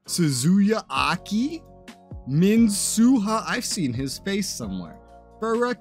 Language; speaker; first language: English; native; English